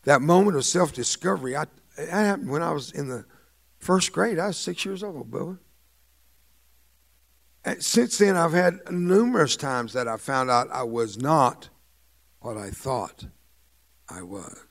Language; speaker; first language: English; early bilingual, other home language; Spanish